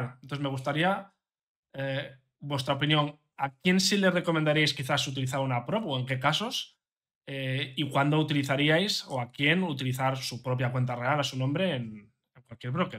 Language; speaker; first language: Spanish; native; Spanish